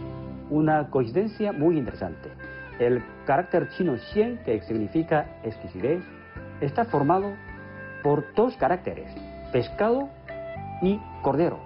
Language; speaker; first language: Spanish; non-native, fluent; Chinese